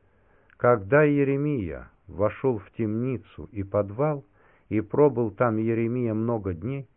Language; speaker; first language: Russian; native; Russian